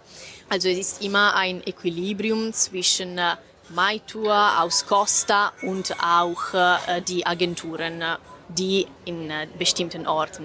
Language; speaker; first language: German; non-native, fluent; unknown